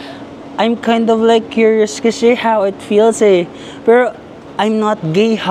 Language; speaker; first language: English; non-native, local second language; Filipino